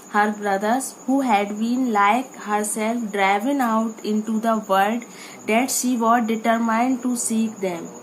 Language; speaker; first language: English; non-native, local second language; Hindi